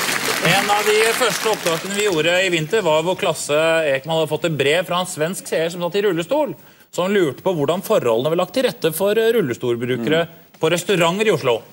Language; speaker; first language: Norwegian; native; Norwegian